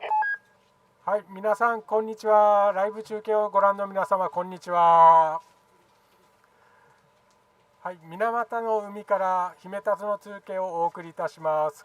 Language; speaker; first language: Japanese; native; Japanese